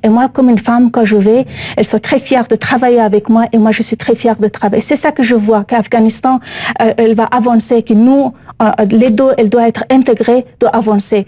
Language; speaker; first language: French; non-native, learner; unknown